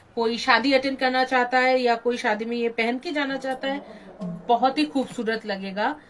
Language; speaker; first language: Hindi; non-native, local second language; Bangla